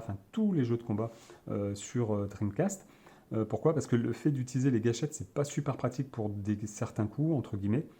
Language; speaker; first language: French; native; French